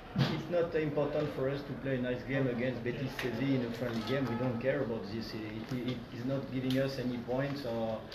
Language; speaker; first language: English; non-native, fluent; French